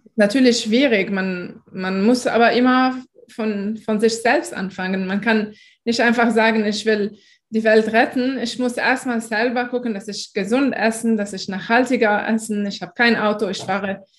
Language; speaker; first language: German; non-native, fluent; Arabic